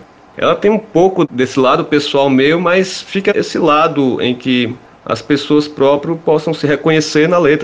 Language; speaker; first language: Portuguese; native; Portuguese